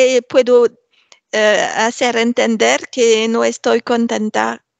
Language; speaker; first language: Spanish; non-native, learner; French